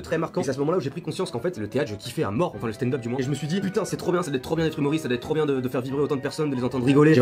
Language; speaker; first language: French; native; French